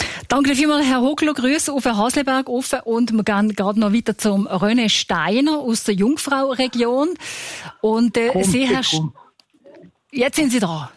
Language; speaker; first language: German; native; German